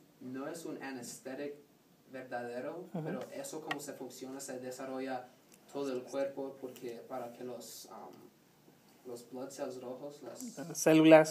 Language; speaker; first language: Spanish; non-native, learner; English